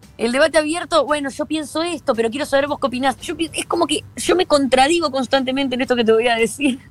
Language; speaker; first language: Spanish; native; Spanish